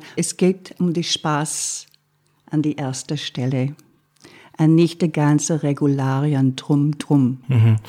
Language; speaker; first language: German; non-native, fluent; English